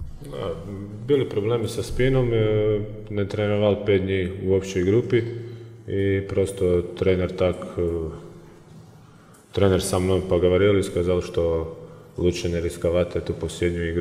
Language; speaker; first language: Russian; non-native, fluent; Croatian